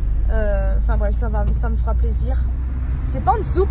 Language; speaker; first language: French; native; French